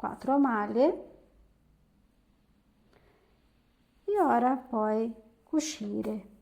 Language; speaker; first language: Italian; non-native, fluent; Portuguese